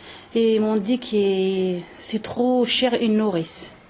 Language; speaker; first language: French; early bilingual, other home language; Arabic